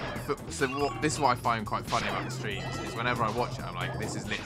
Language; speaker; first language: English; native; English